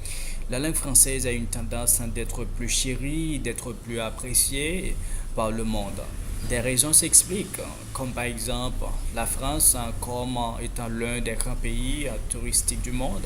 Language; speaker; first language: French; non-native, fluent; Spanish